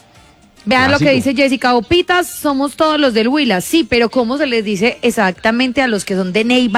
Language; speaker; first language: Spanish; native; Spanish